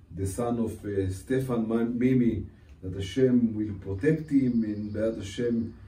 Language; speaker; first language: English; non-native, fluent; Hebrew